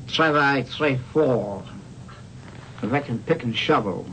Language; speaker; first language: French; non-native, learner; English